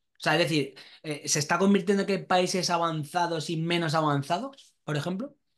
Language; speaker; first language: Spanish; native; Spanish